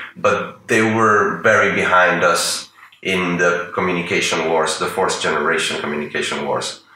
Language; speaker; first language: English; non-native, fluent; Spanish